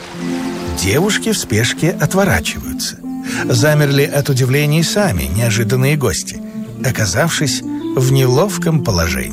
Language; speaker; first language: Russian; native; Russian